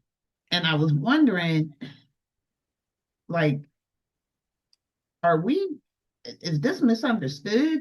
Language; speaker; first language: English; native; English